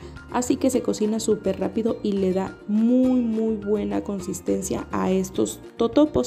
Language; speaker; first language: Spanish; native; Spanish